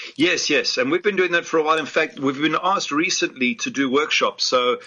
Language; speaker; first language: English; native; English